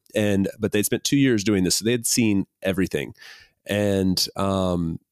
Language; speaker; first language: English; native; English